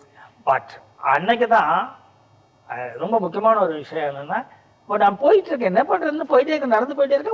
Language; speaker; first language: Tamil; native; Tamil